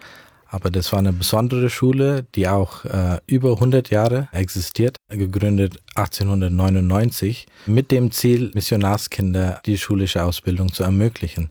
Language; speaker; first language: German; early bilingual, heritage; German